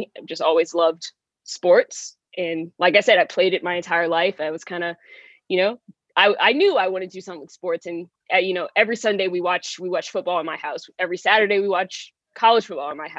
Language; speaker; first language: English; native; English